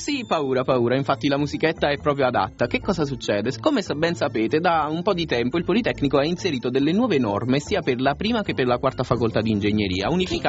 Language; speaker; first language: Italian; native; Italian